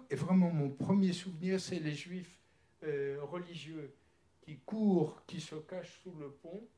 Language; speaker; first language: French; early bilingual, other home language; Yiddish